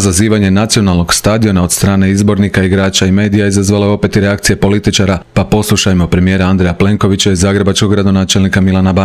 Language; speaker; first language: Croatian; native; Croatian